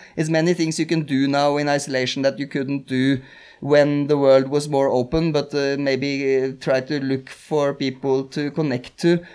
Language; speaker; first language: English; non-native, fluent; Norwegian